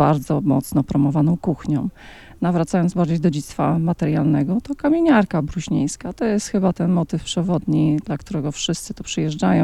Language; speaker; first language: Polish; native; Polish